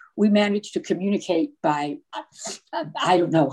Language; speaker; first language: English; native; English